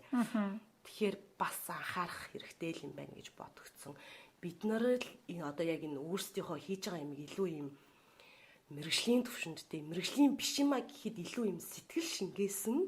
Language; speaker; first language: Mongolian; native; Mongolian